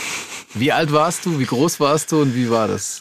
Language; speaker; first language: German; native; German